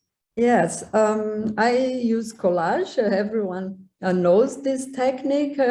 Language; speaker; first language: English; non-native, learner; Portuguese